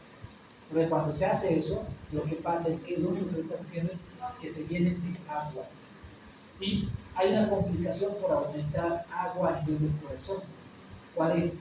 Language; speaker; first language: Spanish; native; Spanish